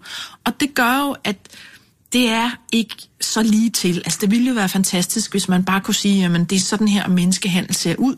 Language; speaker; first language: Danish; native; Danish